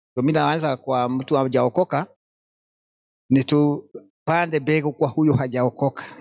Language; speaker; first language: Swahili; non-native, local second language; Kikuyu